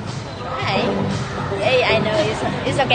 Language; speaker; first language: English; non-native, learner; Vietnamese